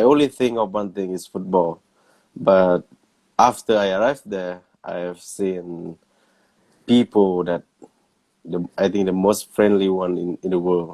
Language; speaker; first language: English; non-native, learner; Thai